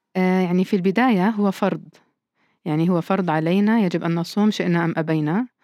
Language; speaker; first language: Arabic; early bilingual, heritage; Arabic